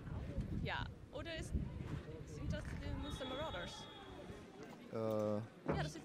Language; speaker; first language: German; non-native, learner; Dutch